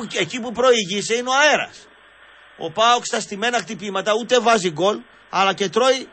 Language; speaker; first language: Greek; native; Greek